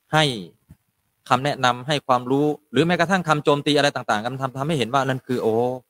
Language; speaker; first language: Thai; native; Thai